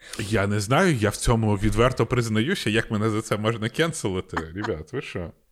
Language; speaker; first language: Ukrainian; non-native, local second language; Russian